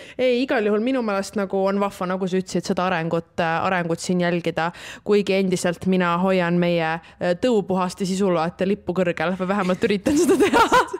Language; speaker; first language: Estonian; native; Estonian